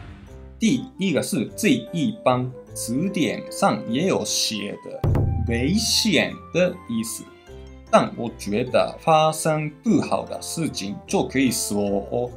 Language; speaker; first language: Chinese; non-native, fluent; Japanese